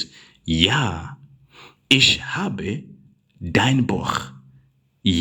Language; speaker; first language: German; non-native, learner; English